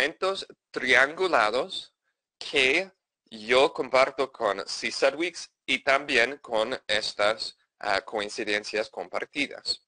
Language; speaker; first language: Spanish; non-native, fluent; English